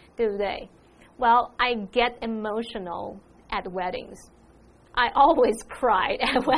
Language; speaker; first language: English; non-native, fluent; Chinese